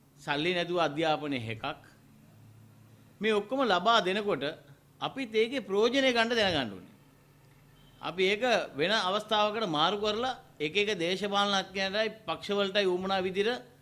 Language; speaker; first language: Sinhala; non-native, local second language; Tamil